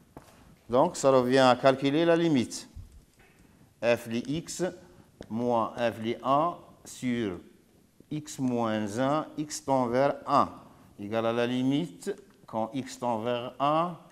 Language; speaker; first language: French; non-native, local second language; Arabic